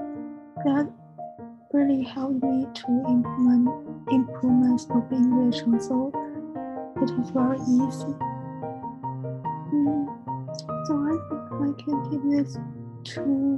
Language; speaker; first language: English; non-native, learner; Chinese